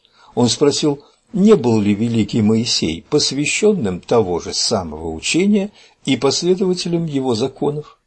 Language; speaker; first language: Russian; native; Russian